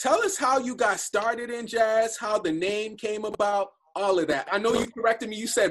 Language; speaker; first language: English; native; English